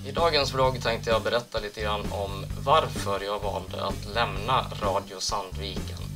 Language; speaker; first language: Swedish; native; Swedish